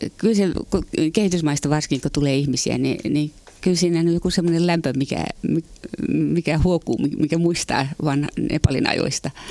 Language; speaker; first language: Finnish; native; Finnish